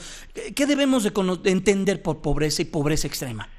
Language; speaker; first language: Spanish; native; Spanish